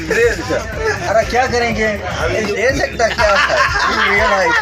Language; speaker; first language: Hindi; non-native, local second language; Bodo